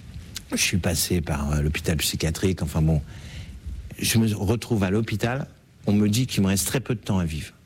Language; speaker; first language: French; native; French